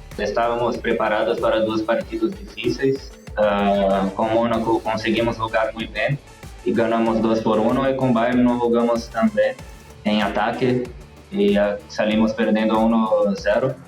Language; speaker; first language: Portuguese; non-native, learner; Spanish